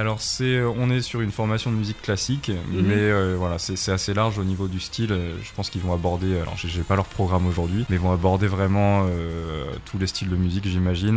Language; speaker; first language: French; native; French